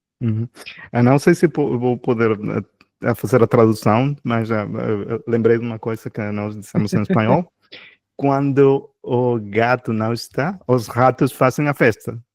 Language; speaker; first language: Portuguese; non-native, fluent; Spanish